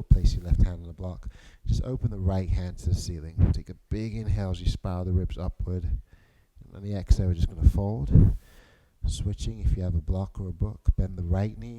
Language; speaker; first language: English; native; English